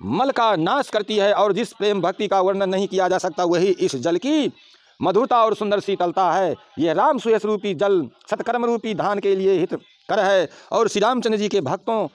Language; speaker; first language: Hindi; native; Hindi